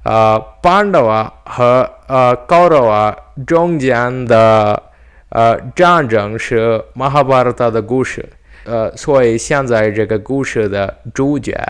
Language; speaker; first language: Chinese; non-native, learner; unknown